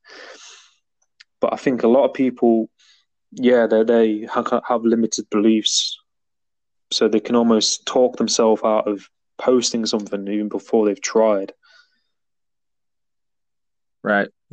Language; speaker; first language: English; native; English